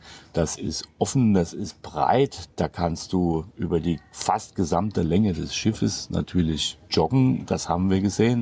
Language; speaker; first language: German; native; German